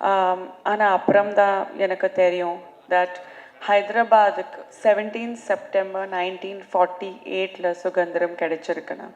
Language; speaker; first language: Tamil; non-native, learner; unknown